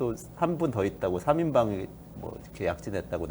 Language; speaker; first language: Korean; native; Korean